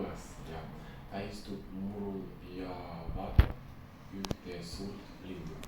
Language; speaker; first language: Estonian; non-native, learner; Russian